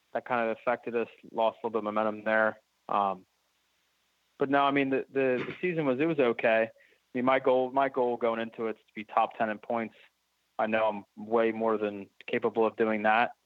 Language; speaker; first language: English; native; English